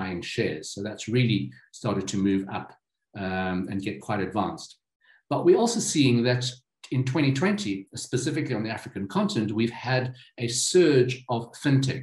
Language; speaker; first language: English; native; English